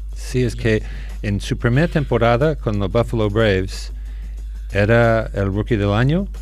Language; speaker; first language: Spanish; non-native, fluent; English